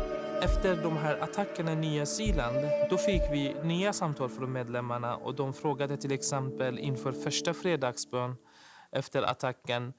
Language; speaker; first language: Swedish; non-native, fluent; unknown